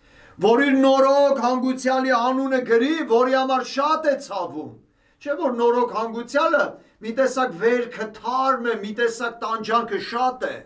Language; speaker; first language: Armenian; native; Armenian